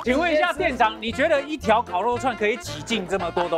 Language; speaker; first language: Chinese; native; Chinese